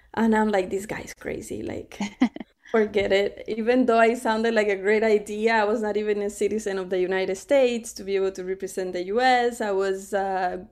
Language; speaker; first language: English; non-native, fluent; Spanish